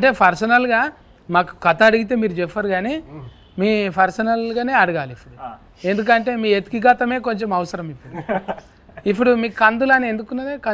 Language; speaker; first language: Telugu; native; Telugu